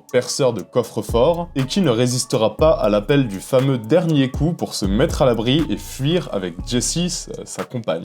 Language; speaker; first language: French; native; French